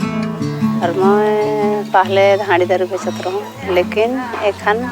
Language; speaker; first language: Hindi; non-native, local second language; Sadri